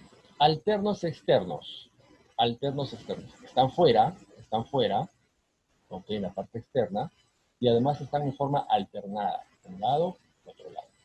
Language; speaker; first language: Spanish; native; Spanish